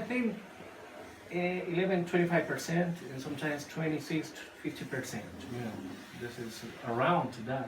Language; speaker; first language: English; non-native, fluent; Spanish